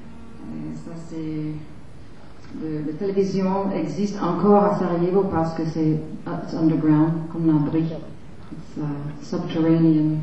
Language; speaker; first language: French; non-native, fluent; English